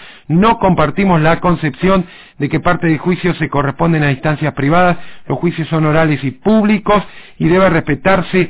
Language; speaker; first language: Spanish; native; Spanish